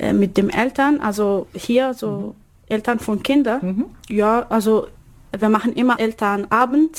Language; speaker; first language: German; non-native, learner; Arabic